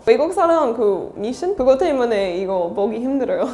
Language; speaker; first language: Korean; non-native, learner; English